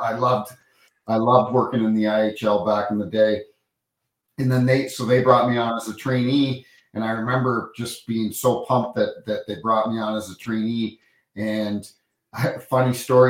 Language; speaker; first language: English; native; English